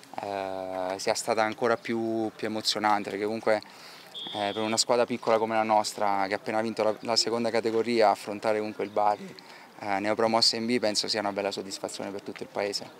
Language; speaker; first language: Italian; native; Italian